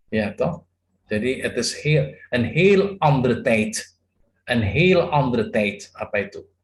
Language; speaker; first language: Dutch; non-native, learner; Indonesian